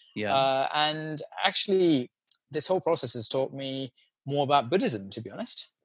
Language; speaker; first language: English; non-native, local second language; Sinhala